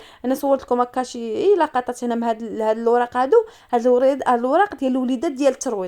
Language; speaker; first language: Arabic; native; Arabic